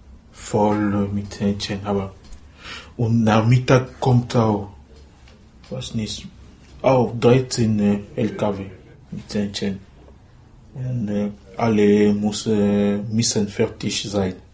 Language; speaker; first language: German; non-native, learner; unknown